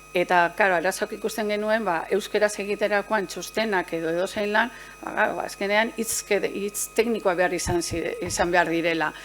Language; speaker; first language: Basque; native; Basque